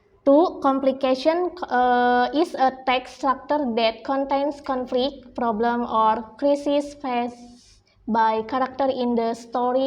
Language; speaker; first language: English; non-native, learner; Indonesian